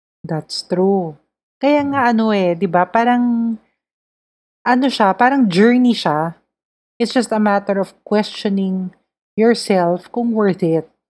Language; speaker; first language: Filipino; native; Filipino